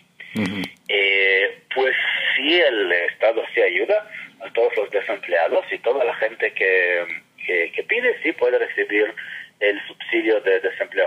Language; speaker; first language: Spanish; non-native, fluent; Hebrew